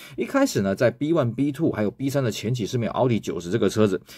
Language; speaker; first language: Chinese; native; Chinese